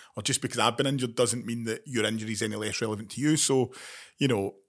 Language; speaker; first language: English; native; English